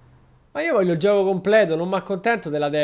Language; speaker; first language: Italian; native; Italian